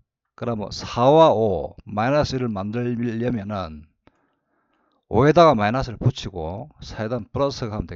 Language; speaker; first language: Korean; native; Korean